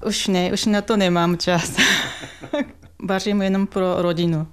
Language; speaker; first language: Czech; non-native, fluent; Japanese